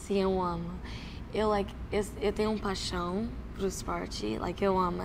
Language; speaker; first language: Portuguese; early bilingual, heritage; Portuguese